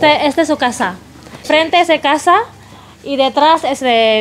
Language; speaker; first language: Spanish; non-native, learner; Indonesian